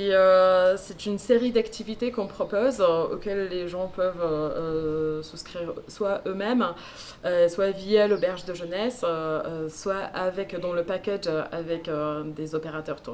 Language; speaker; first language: French; native; French